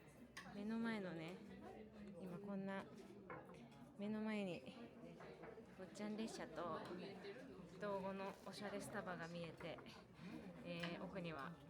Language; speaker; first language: Japanese; native; Japanese